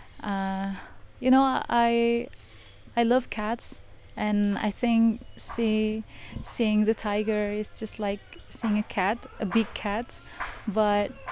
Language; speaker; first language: English; non-native, fluent; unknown